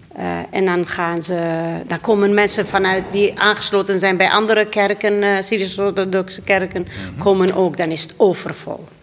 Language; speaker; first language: Dutch; early bilingual, other home language; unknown